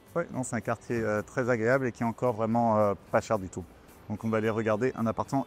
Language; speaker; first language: French; native; French